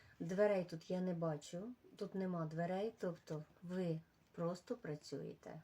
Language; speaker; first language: Ukrainian; non-native, local second language; Russian